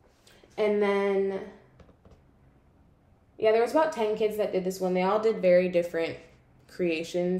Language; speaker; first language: English; native; English